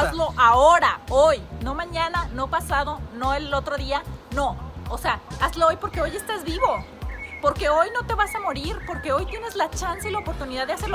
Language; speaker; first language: Spanish; native; Spanish